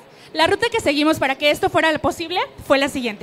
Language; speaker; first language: Spanish; native; Spanish